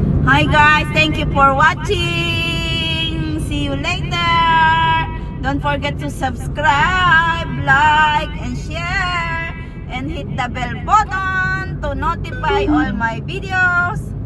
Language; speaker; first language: English; non-native, local second language; Filipino